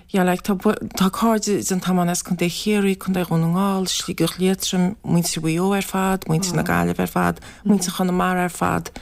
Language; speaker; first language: Irish; native; Irish